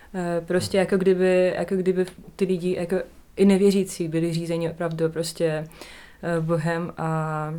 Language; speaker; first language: Czech; non-native, fluent; Russian